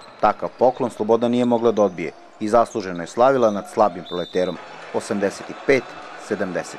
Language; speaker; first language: Serbian; native; Serbian